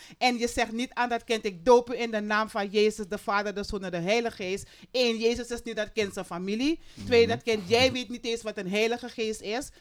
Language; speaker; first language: Dutch; native; Dutch